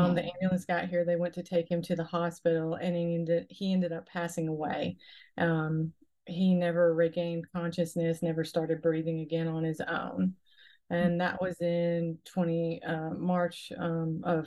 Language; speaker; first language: English; native; English